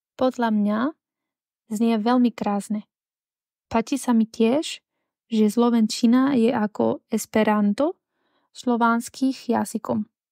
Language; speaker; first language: Slovak; non-native, learner; Spanish